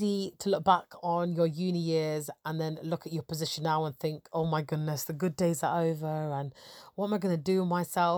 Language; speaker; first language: English; native; English